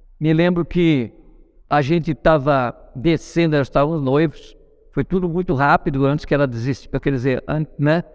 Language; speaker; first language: Portuguese; native; Portuguese